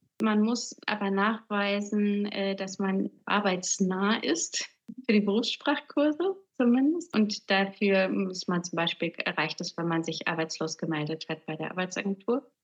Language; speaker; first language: German; native; German